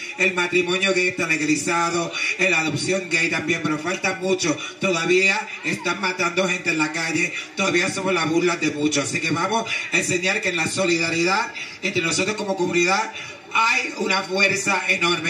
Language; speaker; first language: Spanish; native; Spanish